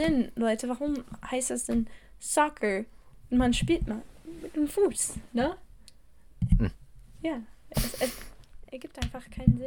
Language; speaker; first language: German; non-native, learner; English